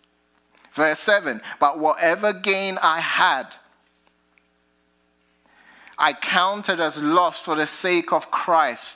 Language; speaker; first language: English; native; English